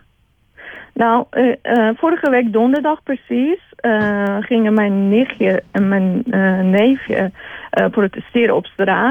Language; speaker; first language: Dutch; non-native, fluent; Persian